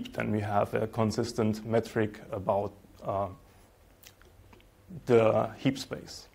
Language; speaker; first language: English; non-native, fluent; German